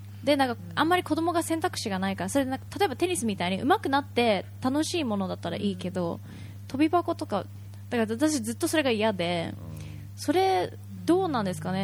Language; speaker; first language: Japanese; native; Japanese